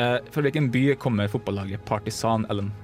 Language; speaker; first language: Norwegian; native; Norwegian